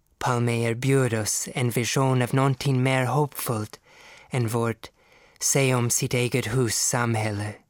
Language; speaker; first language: Swedish; non-native, fluent; English